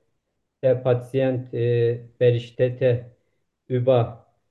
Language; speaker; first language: German; non-native, learner; Turkish